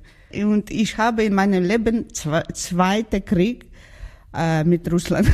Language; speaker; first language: German; non-native, learner; Georgian